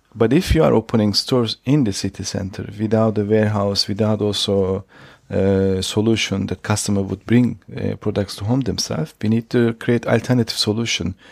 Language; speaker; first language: English; non-native, fluent; Turkish